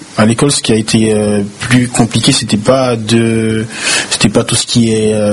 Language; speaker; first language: French; early bilingual, other home language; Haitian Creole